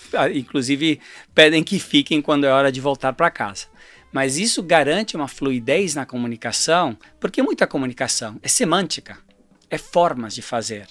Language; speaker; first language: Portuguese; early bilingual, other home language; Spanish